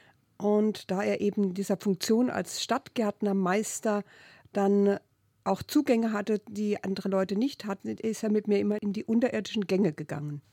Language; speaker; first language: German; native; German